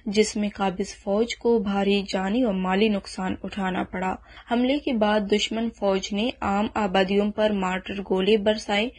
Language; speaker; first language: Urdu; non-native, local second language; Baluchi